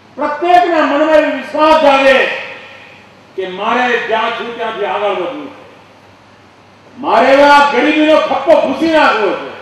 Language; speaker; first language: Gujarati; native; Gujarati